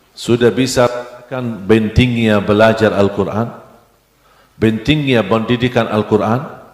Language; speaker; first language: Indonesian; non-native, fluent; Arabic